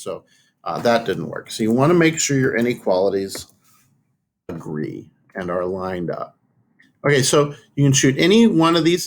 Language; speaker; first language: English; native; English